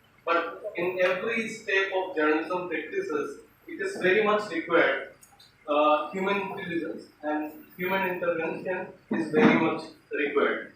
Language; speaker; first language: English; non-native, local second language; Bangla